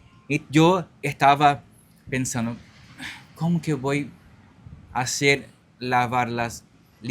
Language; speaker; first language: Spanish; non-native, learner; Portuguese